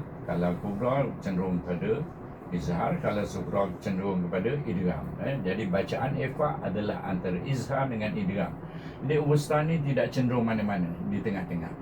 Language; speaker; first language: Malay; native; Malay